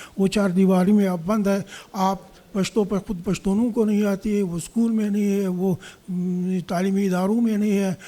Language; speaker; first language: Urdu; non-native, local second language; Pashto